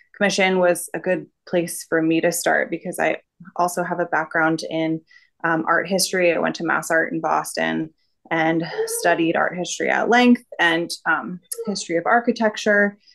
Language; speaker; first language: English; native; English